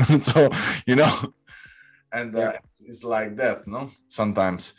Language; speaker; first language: English; non-native, learner; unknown